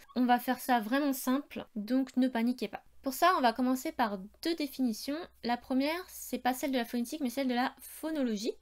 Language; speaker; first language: French; native; French